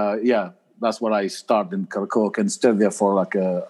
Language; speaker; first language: English; non-native, fluent; Arabic